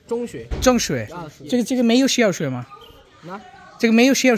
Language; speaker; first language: Chinese; non-native, learner; Bangla